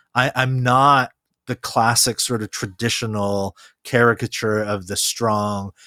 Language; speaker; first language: English; early bilingual, other home language; Korean